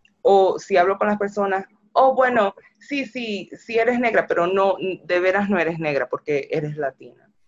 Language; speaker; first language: Spanish; early bilingual, other home language; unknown